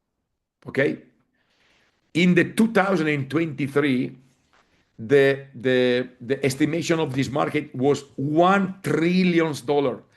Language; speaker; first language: English; non-native, fluent; Italian